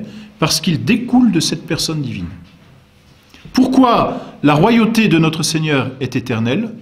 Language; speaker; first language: French; native; French